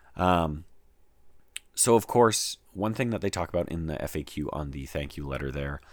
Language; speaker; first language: English; native; English